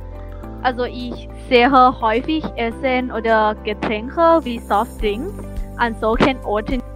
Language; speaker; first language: German; non-native, learner; Thai